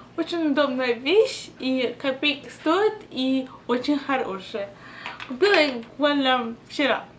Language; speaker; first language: Russian; early bilingual, heritage; Russian